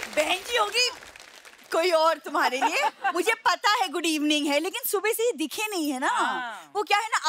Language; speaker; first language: Hindi; native; Hindi